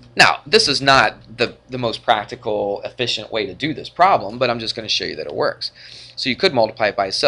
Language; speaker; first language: English; native; English